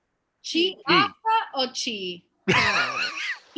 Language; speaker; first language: Italian; non-native, fluent; English